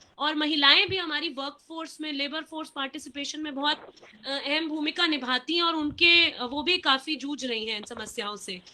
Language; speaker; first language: Hindi; native; Hindi